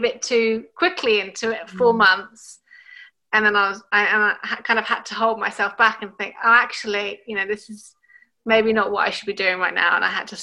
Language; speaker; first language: English; native; English